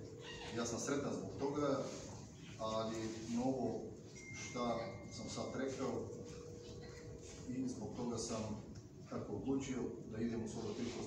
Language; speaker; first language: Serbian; non-native, learner; Bulgarian